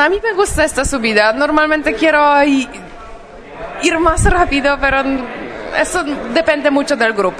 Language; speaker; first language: Spanish; non-native, fluent; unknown